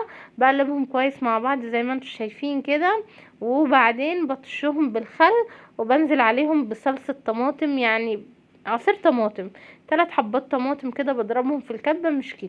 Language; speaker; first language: Arabic; native; Arabic